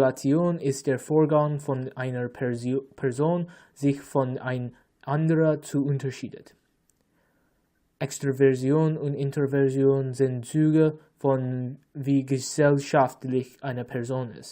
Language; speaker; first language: German; non-native, learner; English